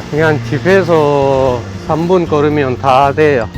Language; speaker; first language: Korean; non-native, fluent; Sinhala